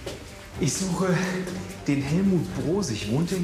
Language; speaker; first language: German; native; German